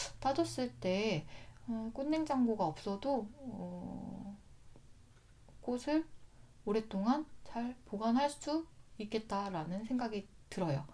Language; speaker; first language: Korean; native; Korean